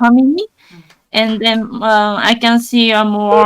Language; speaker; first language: English; non-native, learner; Japanese